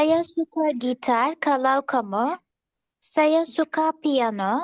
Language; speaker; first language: Indonesian; non-native, learner; Turkish